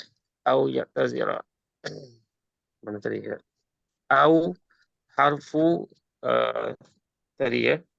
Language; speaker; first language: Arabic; non-native, learner; Indonesian